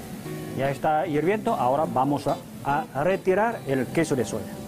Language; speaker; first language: Spanish; non-native, fluent; Chinese